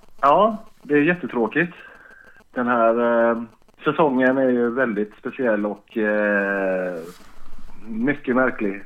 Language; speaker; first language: Swedish; native; Swedish